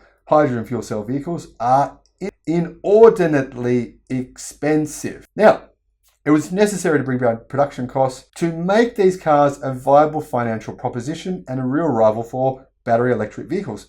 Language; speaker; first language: English; native; English